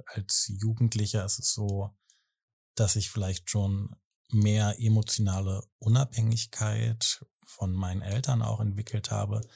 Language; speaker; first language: German; native; German